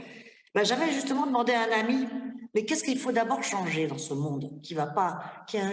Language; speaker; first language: French; native; French